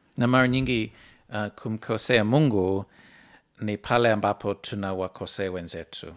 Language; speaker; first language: Swahili; non-native, fluent; English